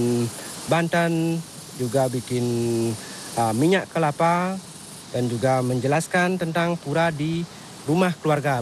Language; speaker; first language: Indonesian; non-native, local second language; Balinese